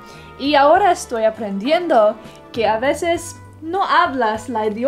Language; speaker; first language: Spanish; non-native, fluent; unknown